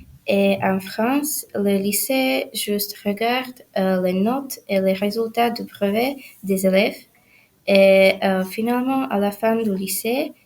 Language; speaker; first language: French; non-native, fluent; Slovak